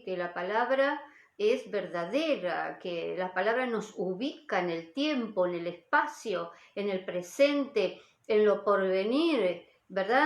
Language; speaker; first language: Spanish; native; Spanish